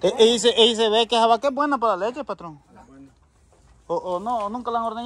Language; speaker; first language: Spanish; native; Spanish